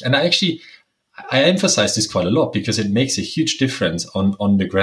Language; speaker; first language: English; non-native, fluent; German